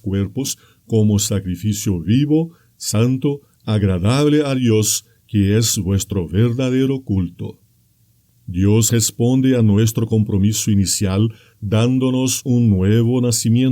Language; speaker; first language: Spanish; non-native, fluent; Portuguese